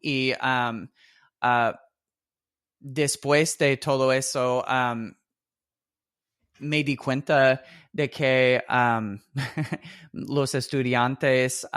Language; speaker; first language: Spanish; non-native, fluent; English